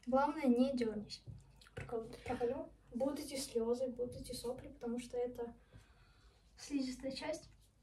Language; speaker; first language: Russian; native; Russian